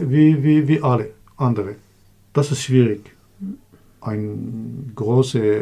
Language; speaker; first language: German; non-native, learner; Kurdish